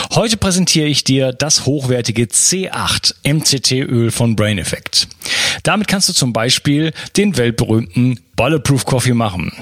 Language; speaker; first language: German; native; German